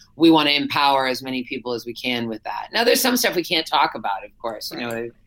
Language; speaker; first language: English; native; English